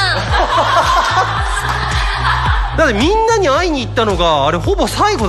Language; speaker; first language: Japanese; native; Japanese